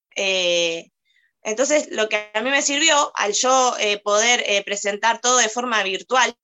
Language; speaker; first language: Spanish; native; Spanish